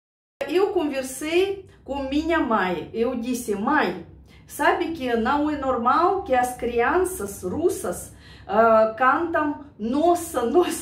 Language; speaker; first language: Portuguese; non-native, learner; Russian